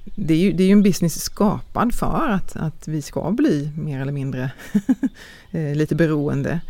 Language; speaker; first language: Swedish; native; Swedish